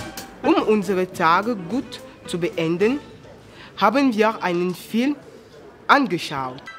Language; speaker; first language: German; non-native, learner; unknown